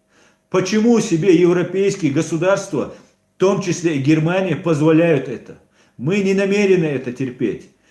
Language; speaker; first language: Russian; non-native, local second language; Chechen